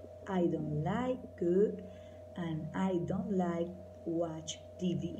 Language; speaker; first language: English; non-native, learner; Spanish